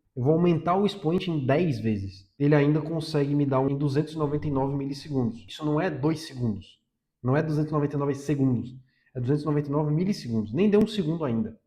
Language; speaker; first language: Portuguese; native; Portuguese